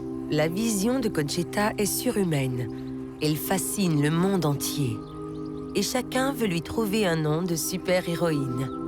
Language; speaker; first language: French; native; French